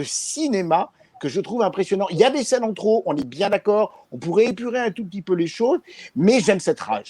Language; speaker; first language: French; native; French